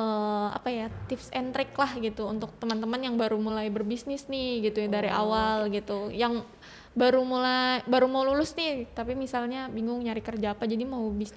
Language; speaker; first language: Indonesian; native; Indonesian